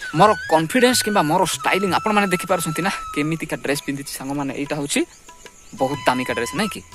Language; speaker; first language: Odia; non-native, local second language; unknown